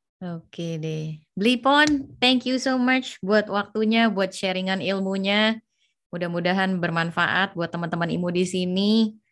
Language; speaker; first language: Indonesian; native; Indonesian